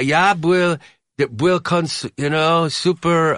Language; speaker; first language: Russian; non-native, learner; English